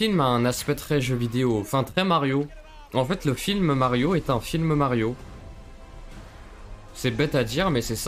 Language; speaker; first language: French; native; French